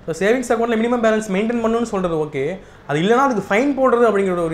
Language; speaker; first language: Tamil; native; Tamil